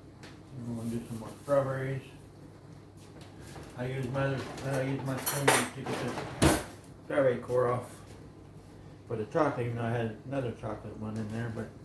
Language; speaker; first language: English; native; English